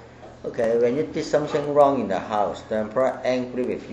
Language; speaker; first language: English; non-native, local second language; Cantonese